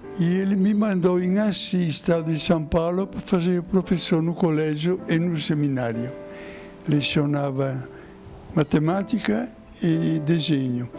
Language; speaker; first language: Portuguese; non-native, fluent; Italian